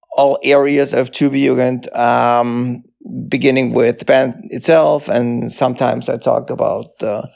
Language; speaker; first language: English; non-native, fluent; German